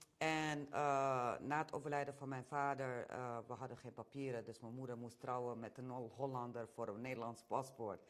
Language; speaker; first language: Dutch; early bilingual, other home language; Romany